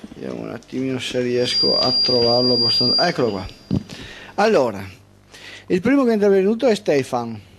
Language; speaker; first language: Italian; native; Italian